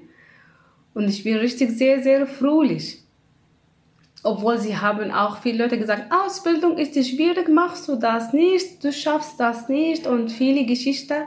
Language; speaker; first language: German; non-native, learner; Kurdish